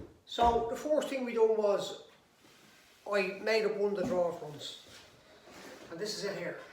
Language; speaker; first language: English; native; English